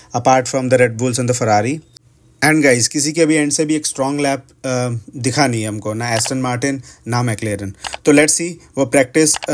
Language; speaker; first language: Hindi; native; Hindi